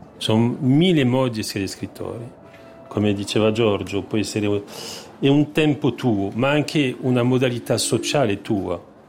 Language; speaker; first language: Italian; non-native, fluent; French